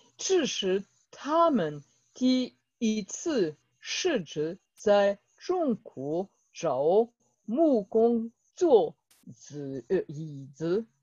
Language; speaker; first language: Chinese; non-native, learner; French